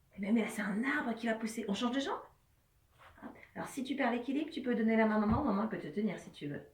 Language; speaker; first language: French; native; French